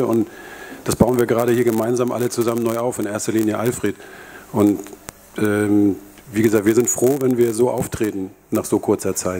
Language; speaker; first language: German; native; German